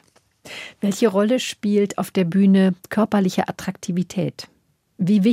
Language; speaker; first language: German; native; German